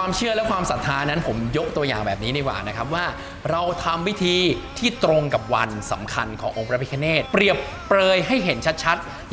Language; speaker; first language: Thai; native; Thai